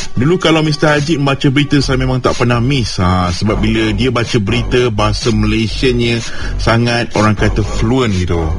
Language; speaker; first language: Malay; native; Malay